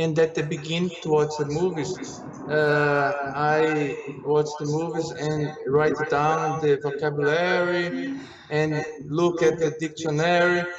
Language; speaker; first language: English; non-native, learner; Portuguese